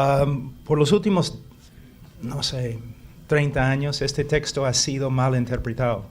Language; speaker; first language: Spanish; non-native, fluent; English